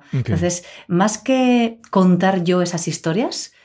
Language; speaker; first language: Spanish; native; Spanish